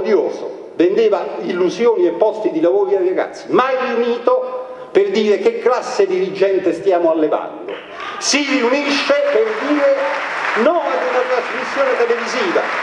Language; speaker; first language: Italian; native; Italian